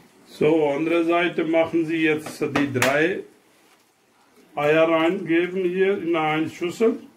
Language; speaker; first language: German; non-native, learner; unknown